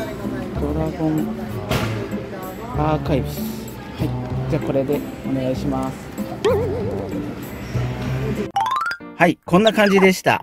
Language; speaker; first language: Japanese; native; Japanese